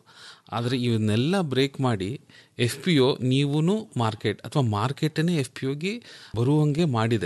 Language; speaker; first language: Kannada; native; Kannada